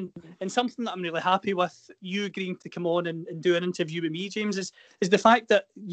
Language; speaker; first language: English; native; English